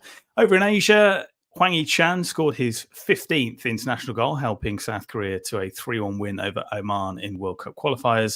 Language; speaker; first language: English; native; English